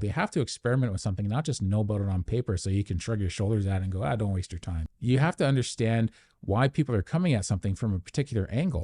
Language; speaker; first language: English; native; English